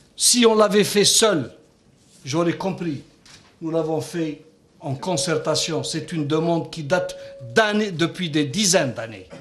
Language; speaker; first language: French; non-native, local second language; Arabic